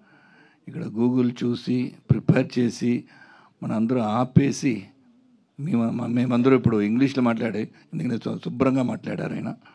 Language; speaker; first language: Telugu; non-native, local second language; Tamil